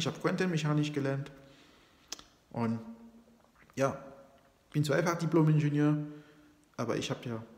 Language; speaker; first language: German; non-native, fluent; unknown